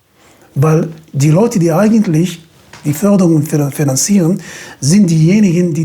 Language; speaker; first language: German; non-native, fluent; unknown